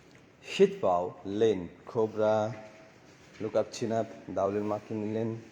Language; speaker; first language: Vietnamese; non-native, learner; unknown